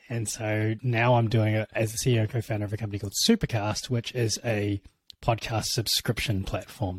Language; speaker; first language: English; native; English